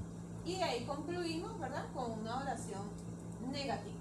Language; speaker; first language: Spanish; native; Spanish